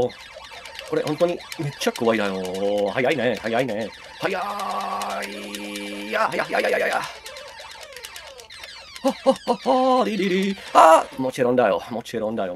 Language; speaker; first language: Japanese; non-native, learner; Czech